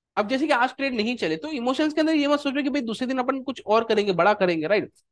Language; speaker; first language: Hindi; native; Hindi